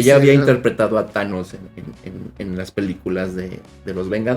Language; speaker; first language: Spanish; native; Spanish